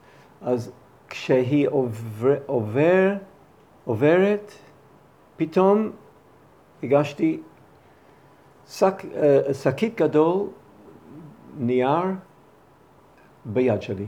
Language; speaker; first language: Hebrew; non-native, fluent; English